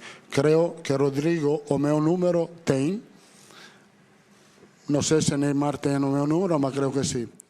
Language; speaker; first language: Portuguese; non-native, learner; Italian